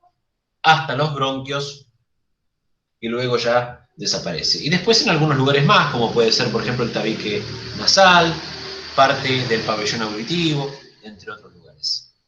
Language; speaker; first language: Spanish; native; Spanish